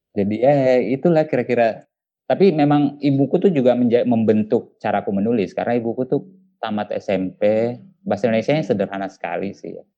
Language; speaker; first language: Indonesian; non-native, local second language; Buginese